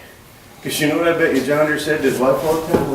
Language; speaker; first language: English; native; English